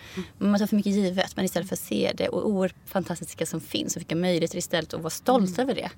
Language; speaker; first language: Swedish; early bilingual, other home language; Icelandic